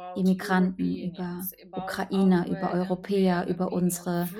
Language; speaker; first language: German; non-native, fluent; Ukrainian